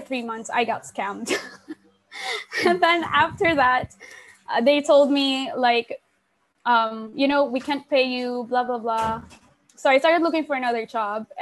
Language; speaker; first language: English; non-native, local second language; Pampanga